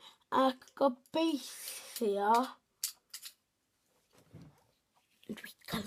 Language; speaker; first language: Welsh; non-native, local second language; English